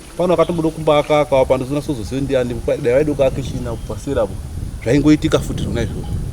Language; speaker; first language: Shona; native; Shona